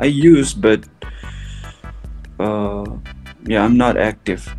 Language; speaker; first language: English; non-native, learner; Korean